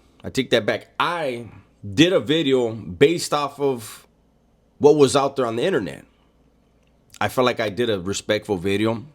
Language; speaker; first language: English; native; English